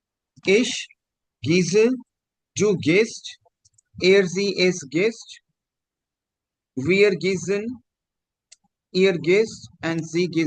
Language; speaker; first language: German; non-native, learner; Hindi